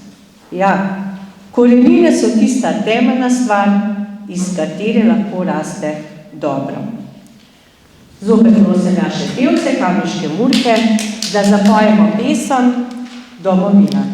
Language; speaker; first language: Slovenian; native; Slovenian